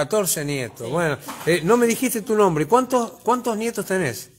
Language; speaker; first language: Spanish; native; Spanish